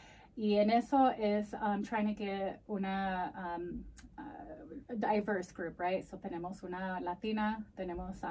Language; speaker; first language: Spanish; early bilingual, heritage; Spanish